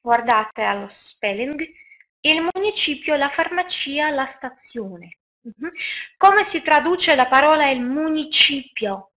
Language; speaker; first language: Italian; non-native, fluent; Russian